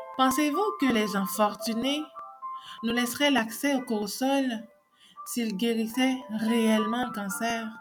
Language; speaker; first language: French; non-native, local second language; Haitian Creole